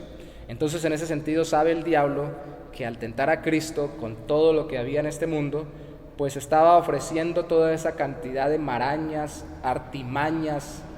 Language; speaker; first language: Spanish; native; Spanish